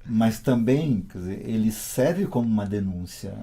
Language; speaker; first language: Portuguese; native; Portuguese